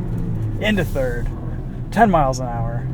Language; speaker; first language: English; native; English